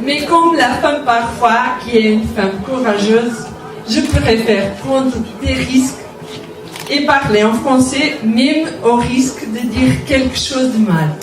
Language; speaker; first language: French; non-native, learner; Portuguese